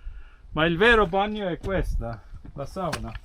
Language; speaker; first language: Italian; non-native, fluent; German